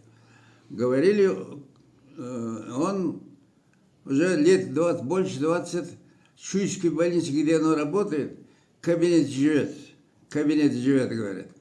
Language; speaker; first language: Russian; non-native, local second language; Kyrgyz